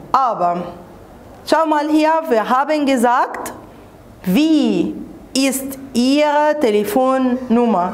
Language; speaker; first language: German; non-native, fluent; Arabic